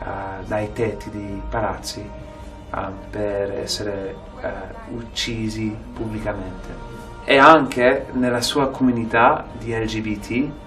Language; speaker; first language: Italian; non-native, fluent; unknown